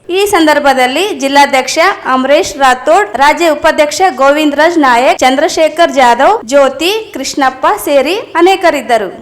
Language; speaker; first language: Kannada; native; Kannada